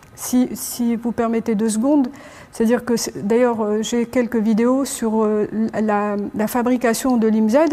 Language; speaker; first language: French; non-native, local second language; Arabic